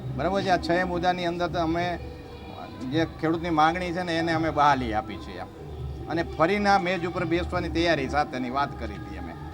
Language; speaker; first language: Gujarati; native; Gujarati